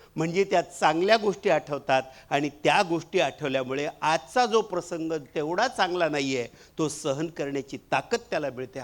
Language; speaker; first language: Marathi; non-native, local second language; Marwari